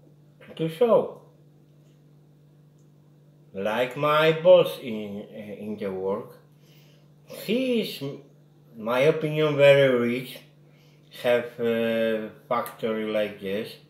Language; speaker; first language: English; non-native, learner; Polish